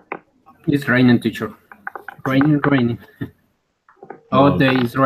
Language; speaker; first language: English; non-native, learner; Spanish